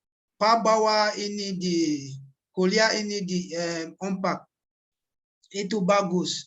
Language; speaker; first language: Indonesian; non-native, learner; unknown